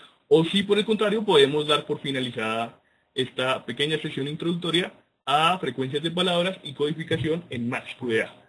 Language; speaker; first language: Spanish; native; Spanish